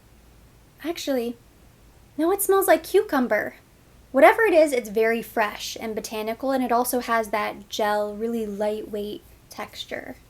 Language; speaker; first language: English; native; English